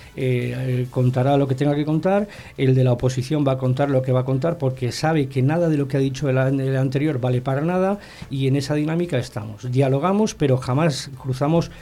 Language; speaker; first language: Spanish; native; Spanish